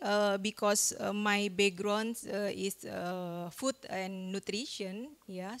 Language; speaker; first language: English; non-native, fluent; Indonesian